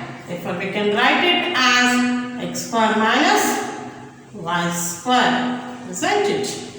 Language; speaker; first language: English; non-native, local second language; Kannada